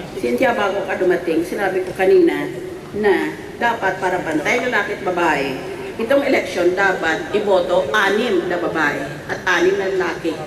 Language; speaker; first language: Filipino; native; Filipino